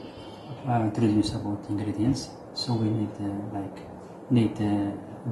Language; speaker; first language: English; non-native, learner; Arabic